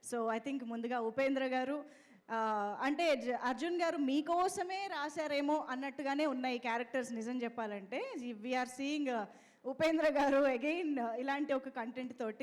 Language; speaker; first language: Telugu; native; Telugu